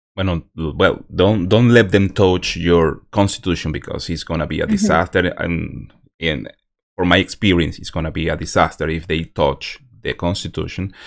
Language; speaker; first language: English; non-native, learner; Spanish